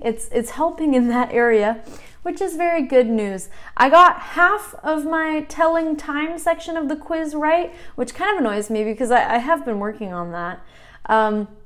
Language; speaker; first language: English; native; English